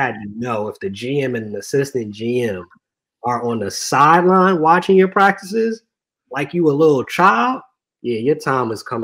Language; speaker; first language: English; native; English